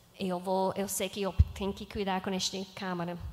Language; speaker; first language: Portuguese; non-native, learner; English